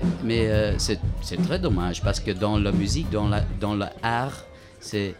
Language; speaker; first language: French; non-native, learner; Dutch